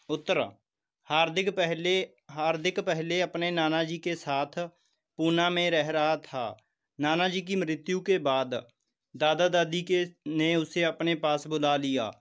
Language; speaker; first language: Hindi; non-native, local second language; Punjabi